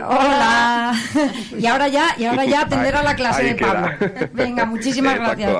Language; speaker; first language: Spanish; native; Spanish